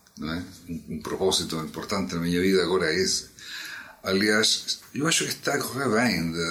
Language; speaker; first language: Portuguese; non-native, fluent; Spanish